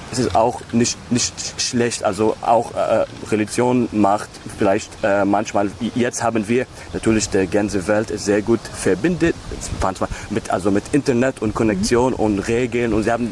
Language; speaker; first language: German; non-native, learner; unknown